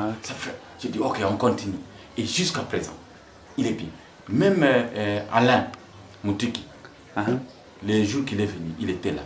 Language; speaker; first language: French; non-native, local second language; Swahili